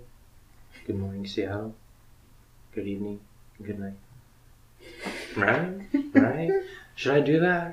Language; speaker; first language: English; early bilingual, other home language; Spanish